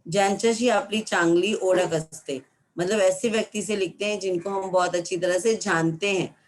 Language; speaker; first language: Hindi; non-native, local second language; Marathi